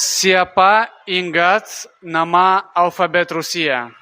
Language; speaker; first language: Indonesian; non-native, learner; Russian